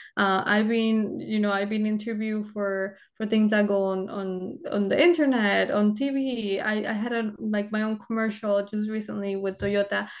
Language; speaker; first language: English; early bilingual, other home language; Spanish